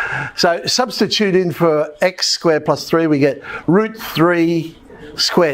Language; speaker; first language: English; native; English